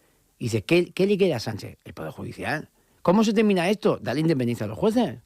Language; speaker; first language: Spanish; native; Spanish